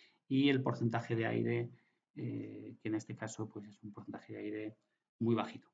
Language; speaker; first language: Spanish; native; Spanish